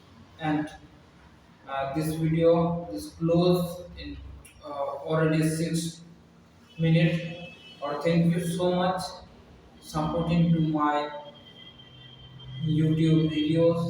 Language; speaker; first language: English; non-native, learner; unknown